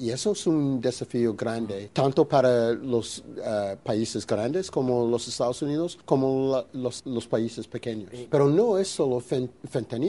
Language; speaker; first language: Spanish; non-native, fluent; English